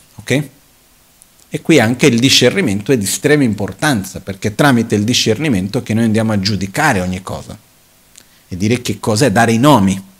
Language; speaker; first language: Italian; non-native, fluent; Portuguese